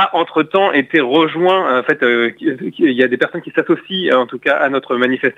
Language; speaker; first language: French; native; French